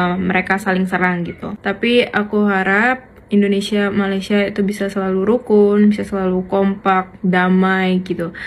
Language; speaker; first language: Indonesian; native; Indonesian